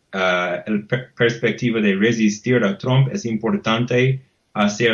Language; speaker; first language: Spanish; non-native, fluent; English